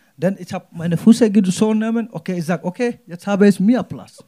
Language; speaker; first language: German; non-native, learner; Wolof